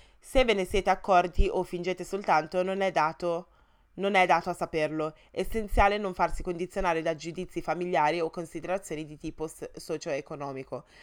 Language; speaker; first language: Italian; early bilingual, other home language; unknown